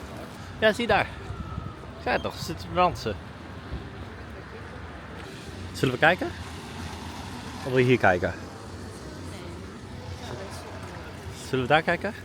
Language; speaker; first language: Dutch; early bilingual, other home language; Filipino